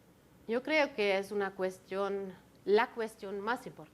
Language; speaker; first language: Spanish; non-native, fluent; German